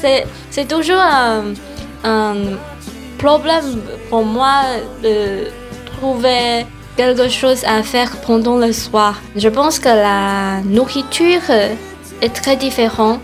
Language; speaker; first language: French; non-native, learner; Chinese